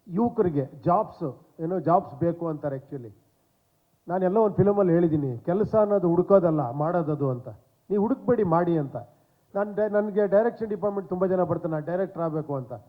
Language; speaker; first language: Kannada; native; Kannada